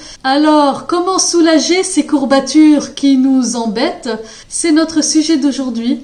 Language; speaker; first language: French; native; French